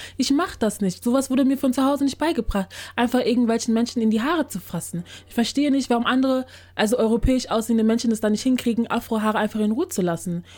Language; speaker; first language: German; early bilingual, other home language; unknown